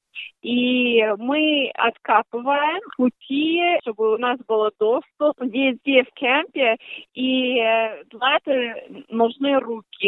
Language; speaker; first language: Russian; early bilingual, heritage; Russian